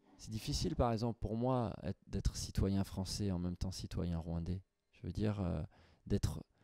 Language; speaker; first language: French; native; French